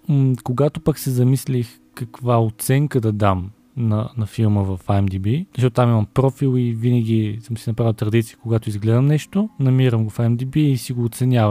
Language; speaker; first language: Bulgarian; native; Bulgarian